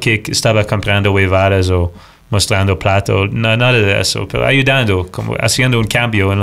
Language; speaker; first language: Spanish; non-native, fluent; English